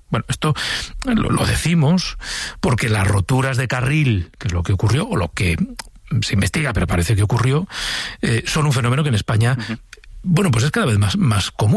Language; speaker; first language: Spanish; native; Spanish